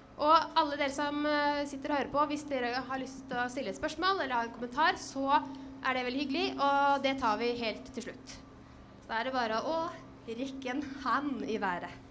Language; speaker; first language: Norwegian; native; Norwegian